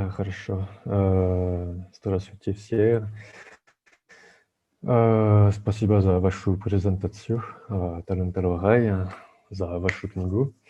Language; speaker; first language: Russian; non-native, fluent; French